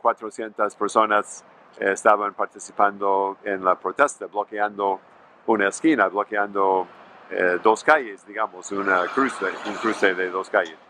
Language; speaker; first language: Spanish; non-native, fluent; English